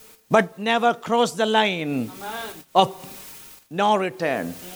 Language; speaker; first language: English; non-native, local second language; Malayalam